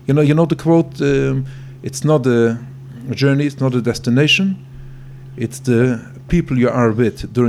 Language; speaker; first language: English; non-native, fluent; Yiddish